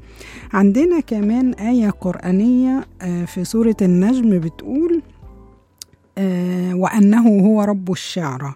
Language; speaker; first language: Arabic; native; Arabic